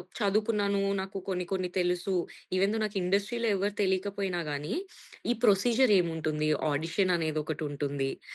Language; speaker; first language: Telugu; native; Telugu